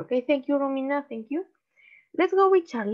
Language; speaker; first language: English; non-native, learner; Spanish